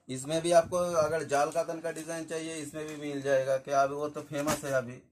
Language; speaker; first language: Hindi; non-native, local second language; Bangla